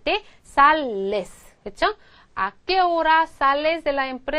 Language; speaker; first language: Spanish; non-native, fluent; Korean